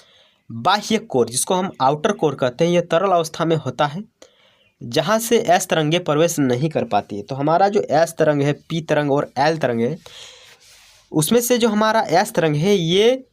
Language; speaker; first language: Hindi; native; Hindi